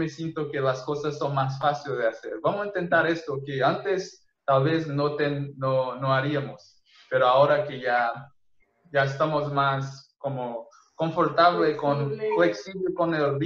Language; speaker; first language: Spanish; non-native, fluent; Portuguese